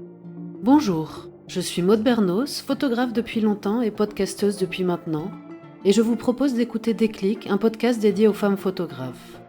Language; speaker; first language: French; native; French